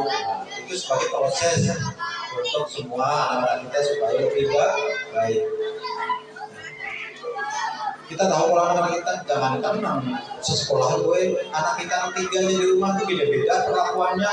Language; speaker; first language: Indonesian; non-native, local second language; Banjar